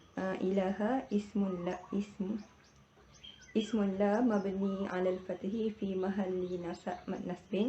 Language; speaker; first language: Arabic; non-native, learner; Malay